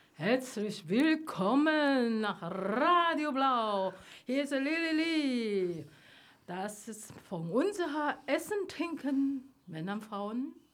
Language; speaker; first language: German; non-native, learner; Chinese